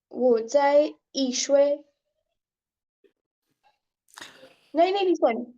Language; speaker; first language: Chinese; non-native, learner; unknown